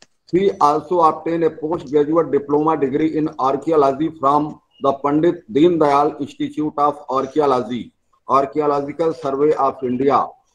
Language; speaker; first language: English; non-native, local second language; Hindi